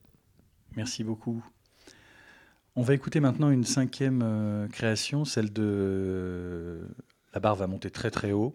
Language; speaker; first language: French; native; French